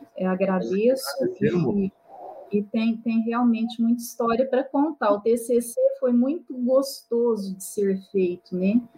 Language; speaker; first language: Portuguese; native; Portuguese